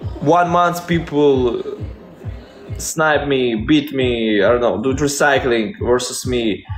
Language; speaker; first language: English; non-native, learner; Russian